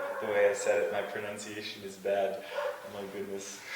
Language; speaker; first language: English; native; English